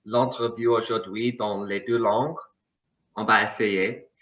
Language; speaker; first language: French; non-native, learner; English